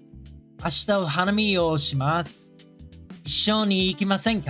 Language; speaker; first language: Japanese; non-native, learner; English